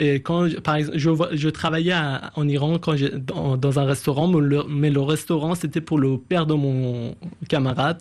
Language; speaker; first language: French; non-native, fluent; Persian